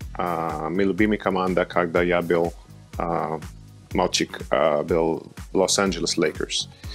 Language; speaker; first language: Russian; non-native, learner; English